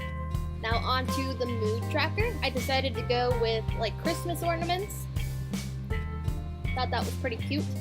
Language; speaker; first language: English; native; English